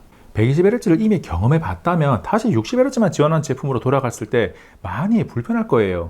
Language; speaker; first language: Korean; native; Korean